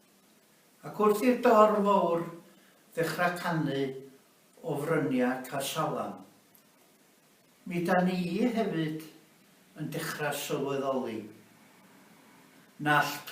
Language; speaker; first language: Welsh; native; Welsh